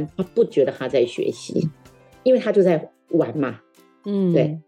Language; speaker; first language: Chinese; non-native, local second language; Min Nan Chinese